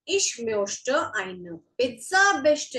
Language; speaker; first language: German; non-native, fluent; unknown